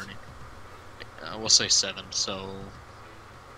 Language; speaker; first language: English; native; English